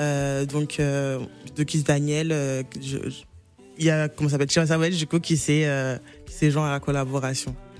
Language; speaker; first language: French; native; French